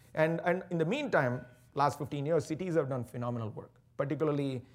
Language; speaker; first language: English; non-native, local second language; Tamil